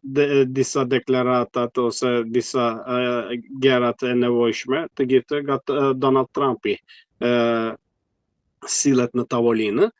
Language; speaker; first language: Albanian; non-native, fluent; Turkish